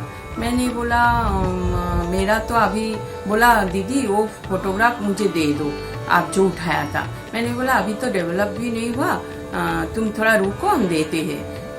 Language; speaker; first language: Hindi; non-native, local second language; Bangla